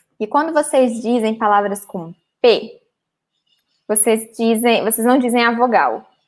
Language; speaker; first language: Portuguese; native; Portuguese